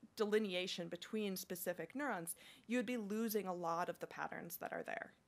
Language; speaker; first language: English; native; English